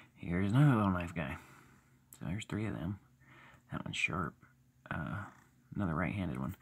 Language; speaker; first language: English; native; English